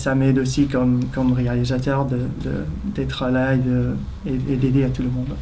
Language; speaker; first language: French; non-native, fluent; English